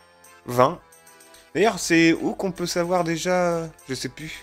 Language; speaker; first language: French; native; French